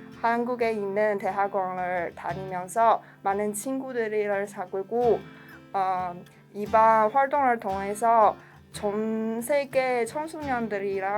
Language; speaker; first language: Korean; non-native, fluent; Chinese